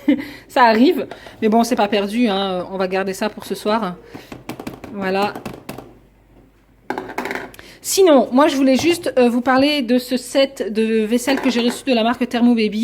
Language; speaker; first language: French; native; French